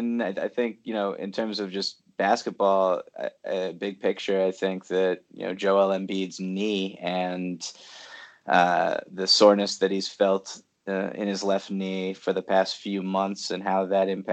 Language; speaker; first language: English; native; English